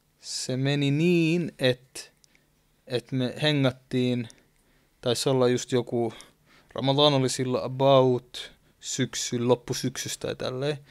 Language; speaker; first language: Finnish; early bilingual, other home language; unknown